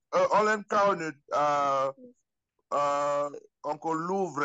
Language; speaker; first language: Finnish; non-native, learner; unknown